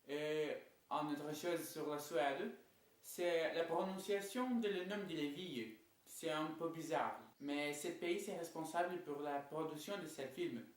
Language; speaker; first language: French; non-native, learner; Portuguese